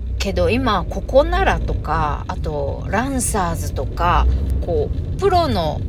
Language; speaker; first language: Japanese; native; Japanese